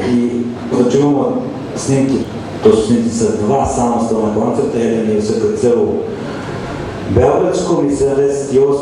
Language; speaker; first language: Serbian; native; Serbian